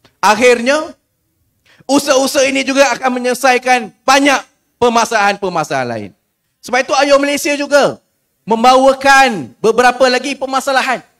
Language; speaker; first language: Malay; native; Malay